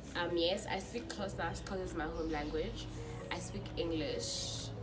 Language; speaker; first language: English; non-native, local second language; Xhosa